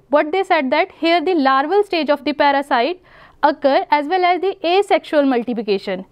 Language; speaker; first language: English; non-native, local second language; Punjabi